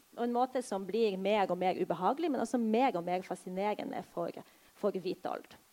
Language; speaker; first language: Norwegian; early bilingual, other home language; Polish